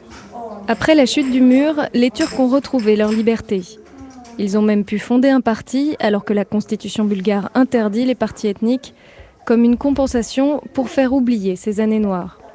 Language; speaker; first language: French; native; French